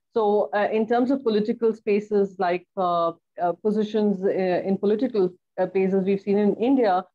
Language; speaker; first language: English; non-native, local second language; Hindi